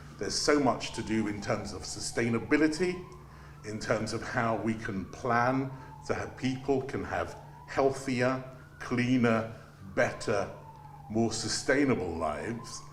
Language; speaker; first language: English; early bilingual, other home language; Turkish